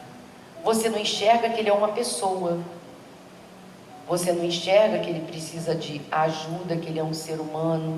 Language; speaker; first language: Portuguese; native; Portuguese